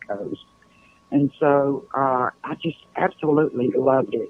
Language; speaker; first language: English; native; English